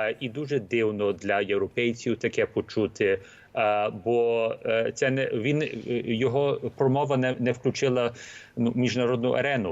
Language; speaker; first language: Ukrainian; early bilingual, heritage; Ukrainian